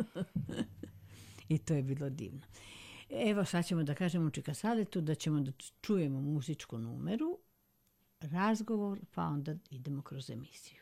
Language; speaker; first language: Serbian; native; Serbian